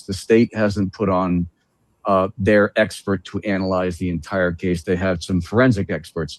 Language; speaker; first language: English; native; English